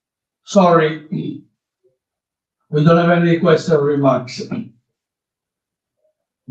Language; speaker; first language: English; non-native, learner; Italian